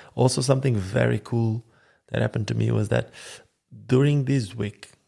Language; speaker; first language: English; non-native, fluent; Croatian